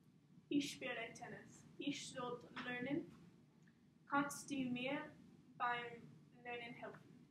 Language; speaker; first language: German; non-native, learner; English